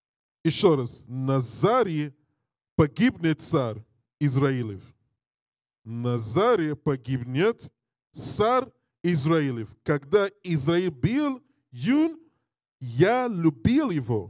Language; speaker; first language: Russian; non-native, learner; English